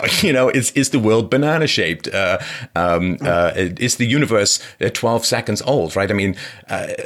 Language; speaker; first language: English; native; English